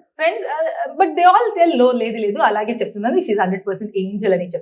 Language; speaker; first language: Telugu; non-native, local second language; Tulu